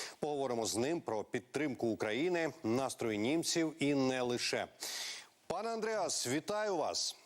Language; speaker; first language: Ukrainian; native; Ukrainian